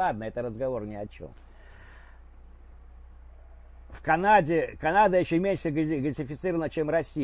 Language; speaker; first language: Russian; native; Russian